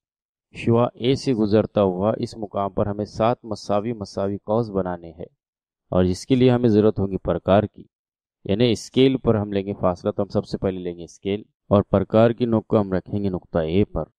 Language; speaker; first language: Urdu; native; Urdu